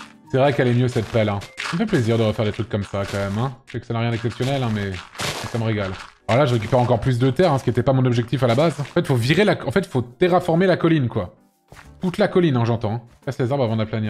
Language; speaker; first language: French; native; French